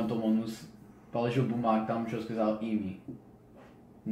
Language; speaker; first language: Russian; non-native, learner; English